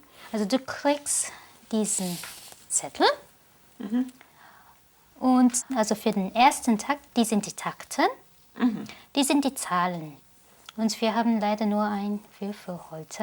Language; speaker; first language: German; non-native, fluent; Japanese